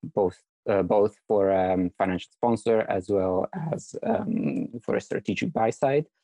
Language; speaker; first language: English; non-native, fluent; Italian